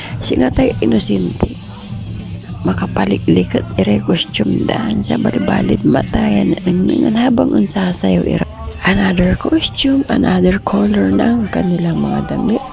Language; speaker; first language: Filipino; non-native, local second language; Pangasinan